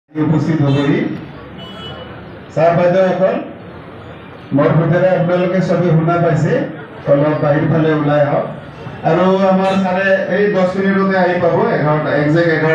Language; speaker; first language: Assamese; non-native, local second language; Bodo